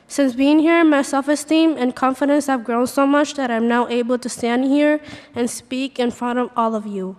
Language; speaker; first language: English; early bilingual, other home language; Spanish